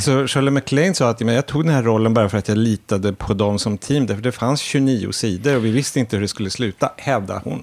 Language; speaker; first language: Swedish; native; Swedish